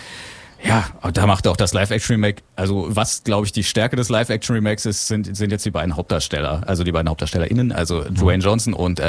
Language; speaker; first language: German; native; German